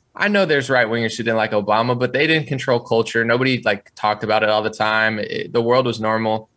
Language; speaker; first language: English; native; English